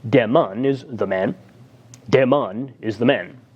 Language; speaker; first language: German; non-native, fluent; English